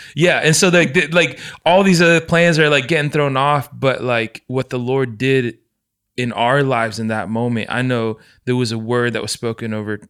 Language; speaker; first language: English; native; English